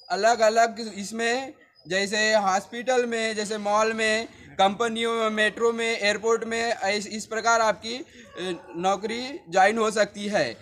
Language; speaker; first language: Hindi; native; Hindi